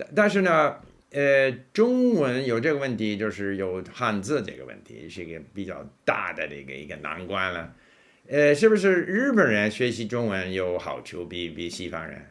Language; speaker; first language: Chinese; non-native, fluent; English